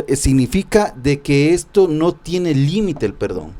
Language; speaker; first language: Spanish; native; Spanish